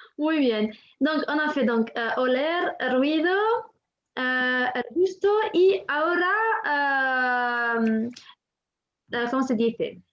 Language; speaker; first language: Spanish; non-native, fluent; French